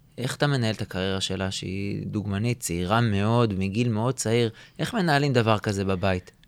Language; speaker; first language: Hebrew; native; Hebrew